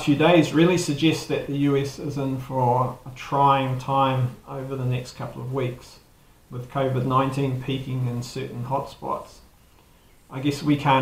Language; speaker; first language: English; native; English